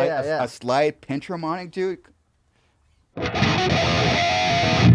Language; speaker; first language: English; native; English